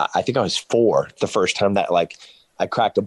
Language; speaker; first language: English; native; English